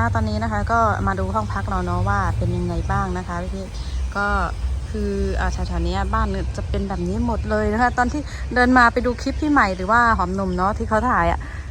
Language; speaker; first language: Thai; non-native, local second language; Shan